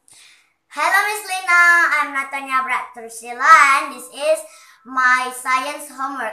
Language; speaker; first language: English; non-native, learner; Indonesian